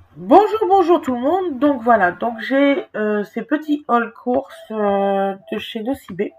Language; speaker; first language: French; native; French